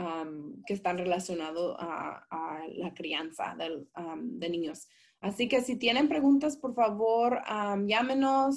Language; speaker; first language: Spanish; early bilingual, heritage; Spanish